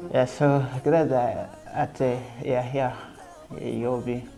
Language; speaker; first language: Danish; non-native, learner; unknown